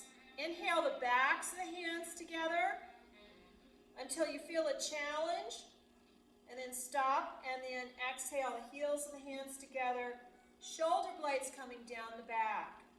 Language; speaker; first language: English; native; English